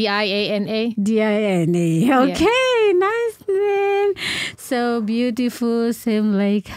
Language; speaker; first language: English; non-native, learner; Indonesian